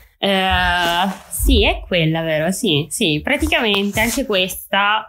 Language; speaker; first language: Italian; native; Italian